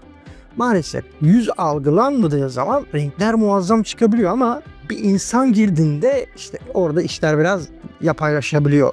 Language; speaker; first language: Turkish; native; Turkish